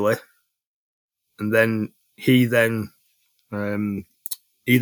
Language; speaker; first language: English; native; English